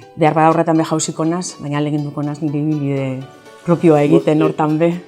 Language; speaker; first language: Basque; native; Basque